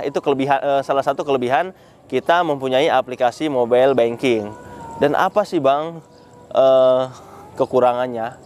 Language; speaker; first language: Indonesian; native; Indonesian